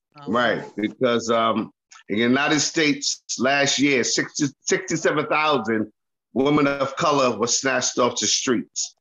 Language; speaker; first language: English; native; English